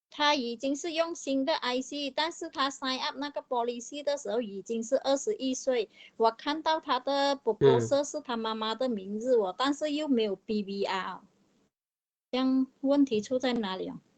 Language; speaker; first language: Chinese; native; Chinese